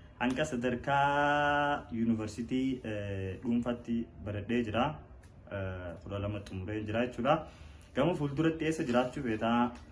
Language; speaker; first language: Oromo; native; Oromo